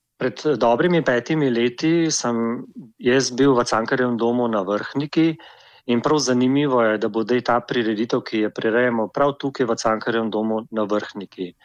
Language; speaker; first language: Slovenian; native; Slovenian